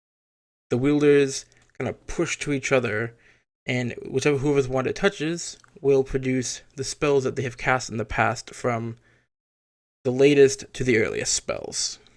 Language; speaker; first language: English; native; English